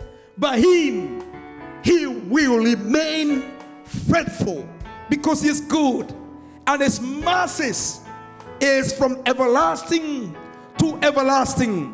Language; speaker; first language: English; non-native, local second language; Swahili